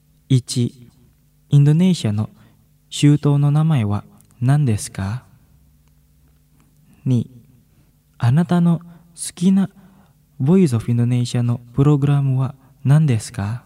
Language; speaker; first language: Japanese; non-native, fluent; Indonesian